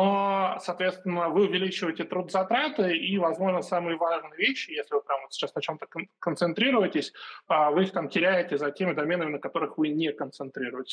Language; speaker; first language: Russian; native; Russian